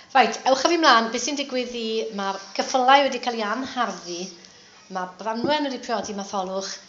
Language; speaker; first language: Welsh; native; Welsh